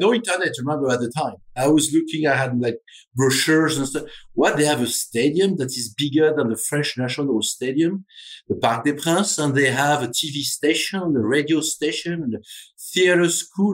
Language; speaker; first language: English; non-native, fluent; French